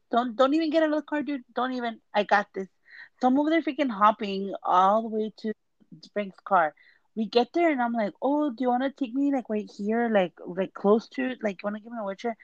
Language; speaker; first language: English; early bilingual, other home language; Spanish